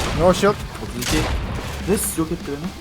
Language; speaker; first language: Turkish; native; Turkish